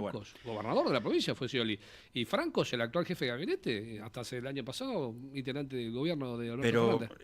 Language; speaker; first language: Spanish; native; Spanish